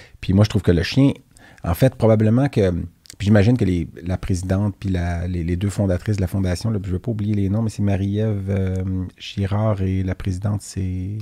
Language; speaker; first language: French; native; French